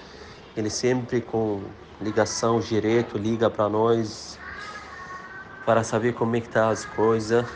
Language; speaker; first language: Portuguese; non-native, fluent; Arabic